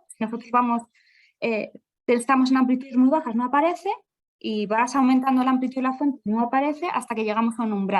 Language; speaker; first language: Spanish; native; Spanish